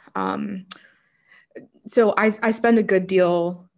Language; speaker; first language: English; native; English